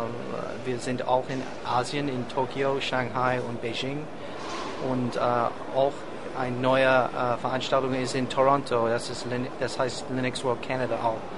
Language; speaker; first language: German; non-native, fluent; English